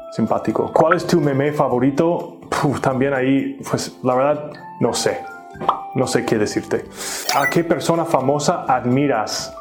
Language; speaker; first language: Spanish; non-native, fluent; English